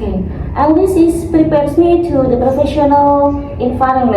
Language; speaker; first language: English; non-native, learner; Indonesian